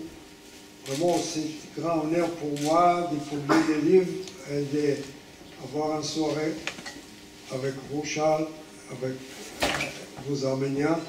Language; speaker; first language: French; non-native, fluent; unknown